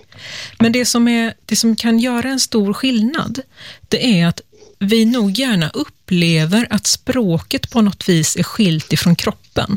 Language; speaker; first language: Swedish; native; Swedish